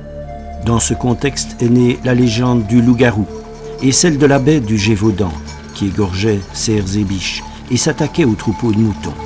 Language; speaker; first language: French; native; French